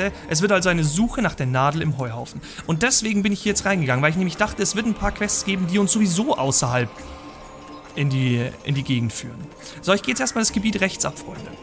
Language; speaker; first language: German; native; German